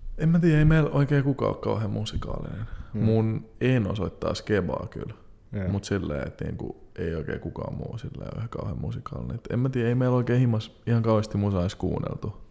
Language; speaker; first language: Finnish; early bilingual, other home language; Serbian